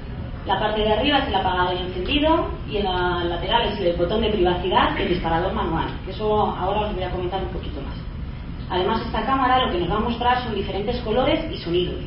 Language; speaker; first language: Spanish; native; Spanish